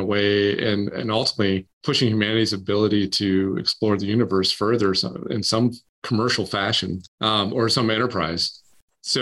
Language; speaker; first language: English; native; English